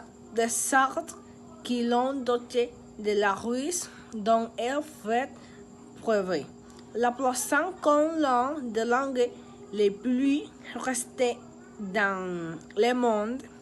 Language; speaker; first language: French; non-native, learner; Spanish